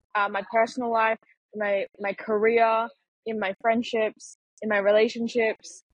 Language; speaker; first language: English; native; English